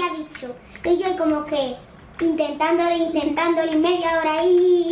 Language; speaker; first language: Spanish; native; Spanish